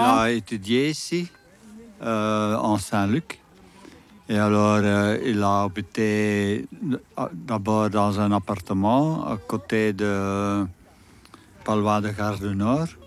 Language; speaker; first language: French; non-native, learner; Dutch